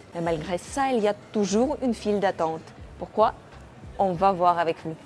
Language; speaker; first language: French; non-native, fluent; Russian